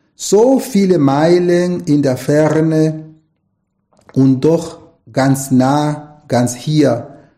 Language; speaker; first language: German; non-native, fluent; Spanish